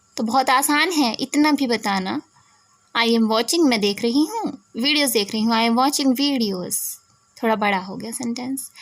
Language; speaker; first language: Hindi; native; Hindi